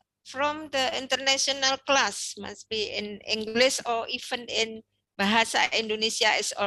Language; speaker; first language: English; non-native, learner; Indonesian